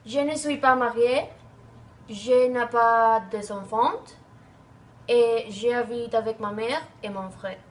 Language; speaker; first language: French; non-native, learner; Spanish